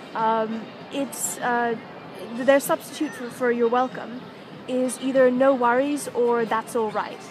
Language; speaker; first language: English; native; English